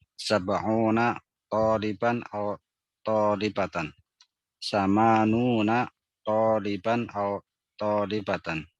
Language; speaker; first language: Arabic; non-native, learner; Indonesian